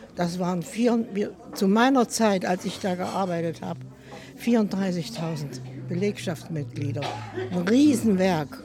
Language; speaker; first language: German; native; German